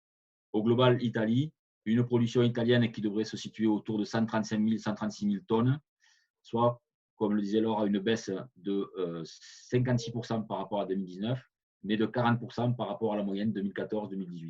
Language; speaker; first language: French; native; French